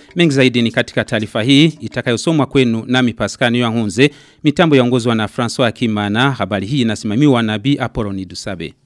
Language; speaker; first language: Swahili; non-native, local second language; Rundi